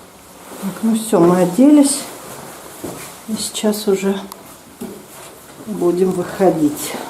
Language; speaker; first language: Russian; native; Russian